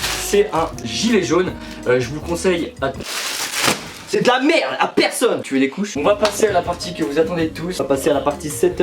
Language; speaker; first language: French; native; French